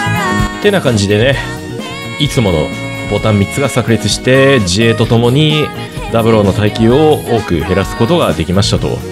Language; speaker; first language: Japanese; native; Japanese